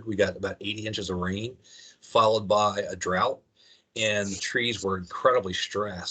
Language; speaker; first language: English; native; English